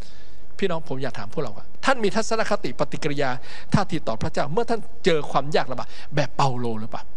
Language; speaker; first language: Thai; native; Thai